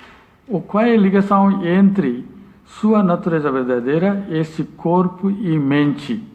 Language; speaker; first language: Portuguese; non-native, learner; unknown